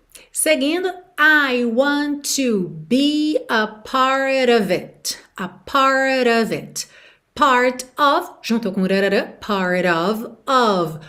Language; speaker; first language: English; non-native, fluent; Portuguese